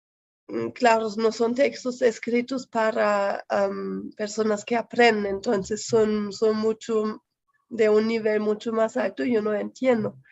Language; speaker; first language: Spanish; non-native, fluent; German